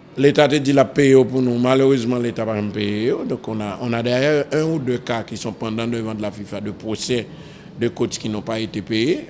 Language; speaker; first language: French; non-native, local second language; Haitian Creole